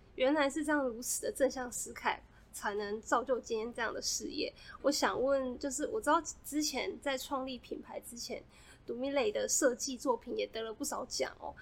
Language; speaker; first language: Chinese; native; Chinese